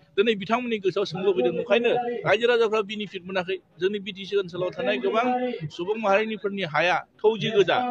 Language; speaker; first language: Bodo; native; Bodo